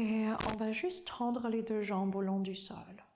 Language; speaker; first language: French; non-native, fluent; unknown